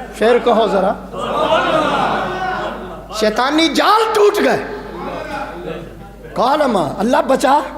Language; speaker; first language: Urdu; non-native, local second language; Punjabi